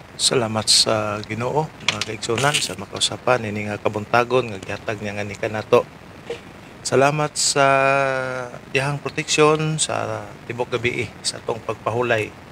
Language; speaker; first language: Cebuano; native; Cebuano